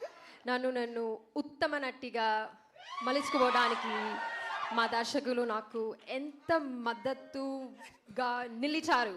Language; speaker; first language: Telugu; non-native, learner; Malayalam